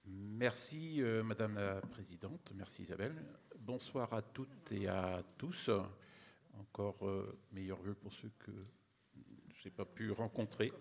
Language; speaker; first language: French; native; French